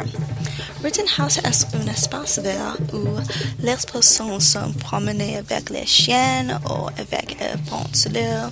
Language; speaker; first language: French; non-native, learner; English